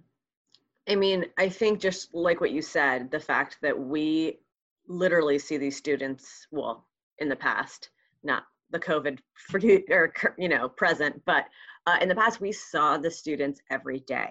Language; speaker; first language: English; early bilingual, other home language; Spanish